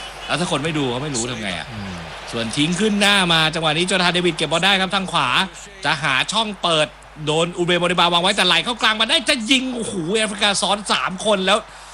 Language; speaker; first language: Thai; native; Thai